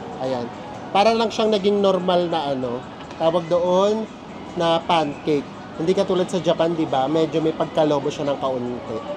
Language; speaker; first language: Filipino; native; Filipino